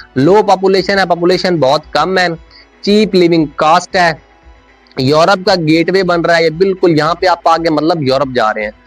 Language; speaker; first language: Urdu; non-native, local second language; Punjabi